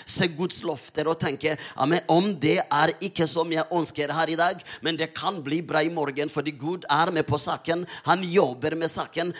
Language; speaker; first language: Norwegian; non-native, fluent; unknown